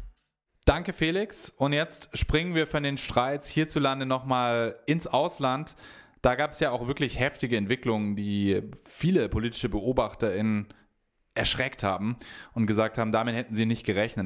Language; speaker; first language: German; native; German